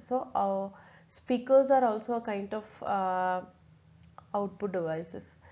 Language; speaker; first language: English; non-native, local second language; Malayalam